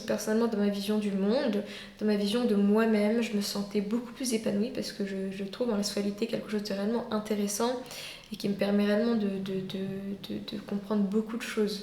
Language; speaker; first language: French; native; French